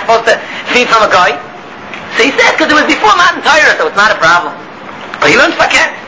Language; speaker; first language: English; native; English